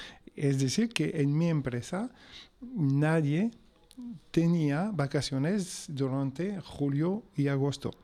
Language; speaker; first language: Spanish; non-native, fluent; French